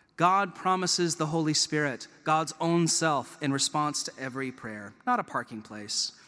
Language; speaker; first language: English; native; English